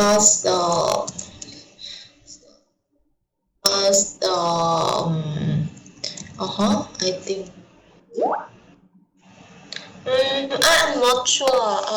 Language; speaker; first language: English; non-native, learner; Thai